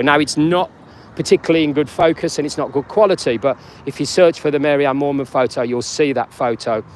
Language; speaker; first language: English; native; English